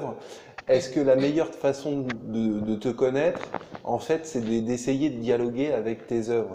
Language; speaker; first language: French; native; French